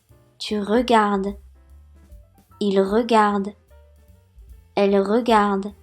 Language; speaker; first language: French; non-native, fluent; Japanese